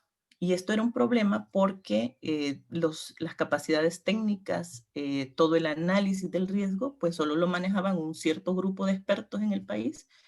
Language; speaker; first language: Spanish; native; Spanish